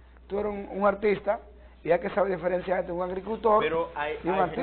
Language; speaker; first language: Spanish; native; Spanish